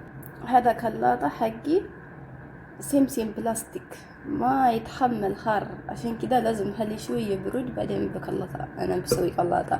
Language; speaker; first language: Arabic; non-native, learner; Amharic